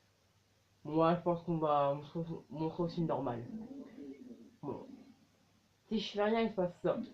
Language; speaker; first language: French; native; French